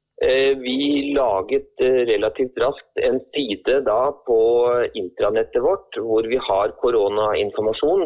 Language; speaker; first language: Norwegian; native; Norwegian